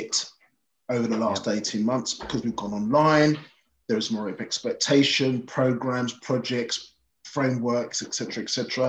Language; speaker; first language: English; native; English